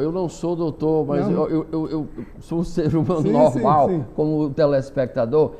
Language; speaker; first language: Portuguese; native; Portuguese